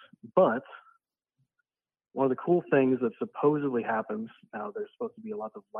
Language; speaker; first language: English; native; English